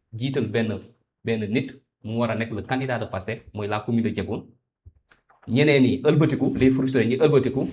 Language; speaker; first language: Wolof; non-native, local second language; Jola-Fonyi